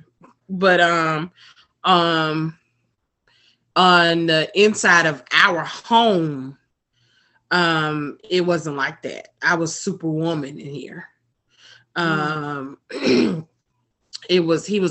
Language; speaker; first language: English; native; English